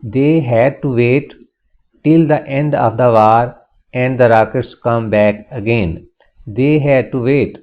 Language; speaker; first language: English; non-native, local second language; Urdu